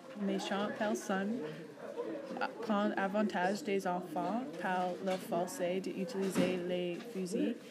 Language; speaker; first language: French; non-native, learner; English